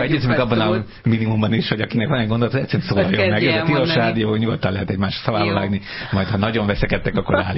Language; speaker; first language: Hungarian; native; Hungarian